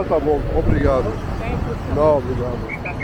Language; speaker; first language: Portuguese; non-native, learner; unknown